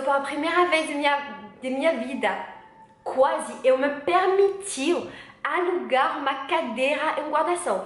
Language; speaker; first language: Portuguese; non-native, learner; French